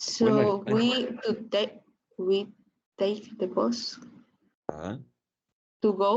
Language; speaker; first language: English; non-native, learner; Spanish